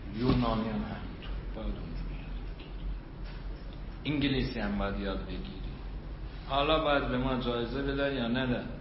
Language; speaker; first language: Persian; non-native, local second language; Azerbaijani